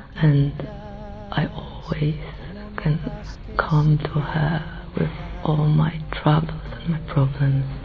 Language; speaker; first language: English; non-native, fluent; Polish